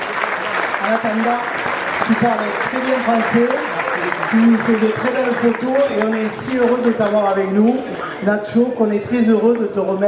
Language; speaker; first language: French; native; French